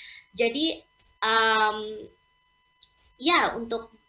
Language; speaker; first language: Indonesian; early bilingual, heritage; English